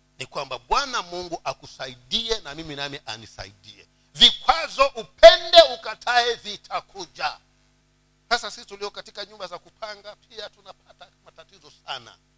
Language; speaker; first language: Swahili; native; Swahili